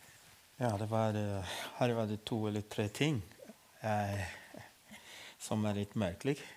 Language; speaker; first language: Norwegian; non-native, fluent; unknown